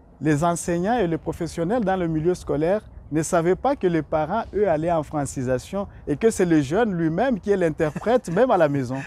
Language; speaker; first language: French; non-native, local second language; Rundi